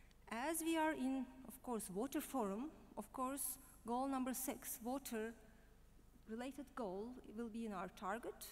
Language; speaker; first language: English; non-native, fluent; Turkish